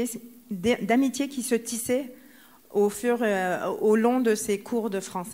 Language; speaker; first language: French; early bilingual, other home language; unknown